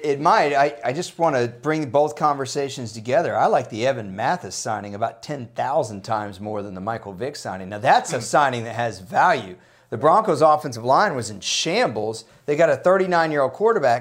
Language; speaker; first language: English; native; English